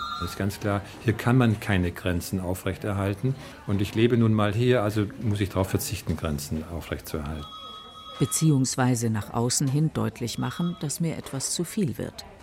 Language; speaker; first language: German; native; German